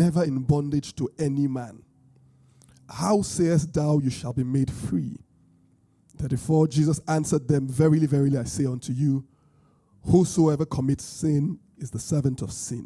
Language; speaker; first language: English; non-native, local second language; Bini